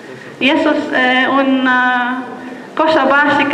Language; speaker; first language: Spanish; non-native, fluent; German